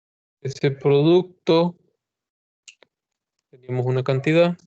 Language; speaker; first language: Spanish; native; Spanish